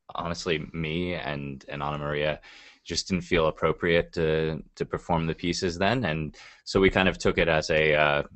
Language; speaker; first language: English; native; English